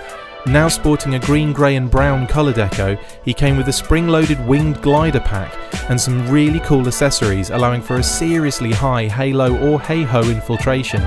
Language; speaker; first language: English; native; English